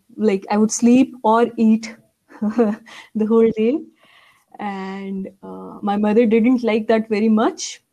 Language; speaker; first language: English; non-native, local second language; Urdu